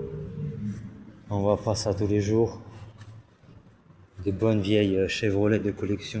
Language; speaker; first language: French; native; French